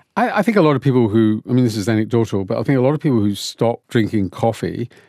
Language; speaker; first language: English; native; English